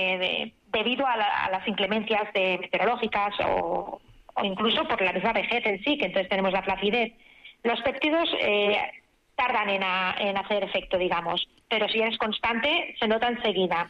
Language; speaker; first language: Spanish; native; Spanish